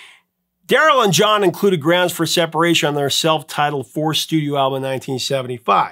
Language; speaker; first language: English; native; English